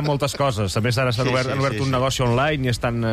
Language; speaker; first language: Catalan; native; Catalan